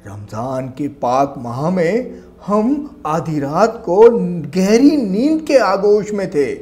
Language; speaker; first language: Hindi; non-native, local second language; Marathi